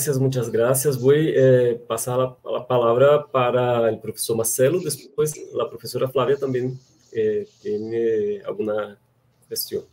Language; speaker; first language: Spanish; non-native, fluent; Portuguese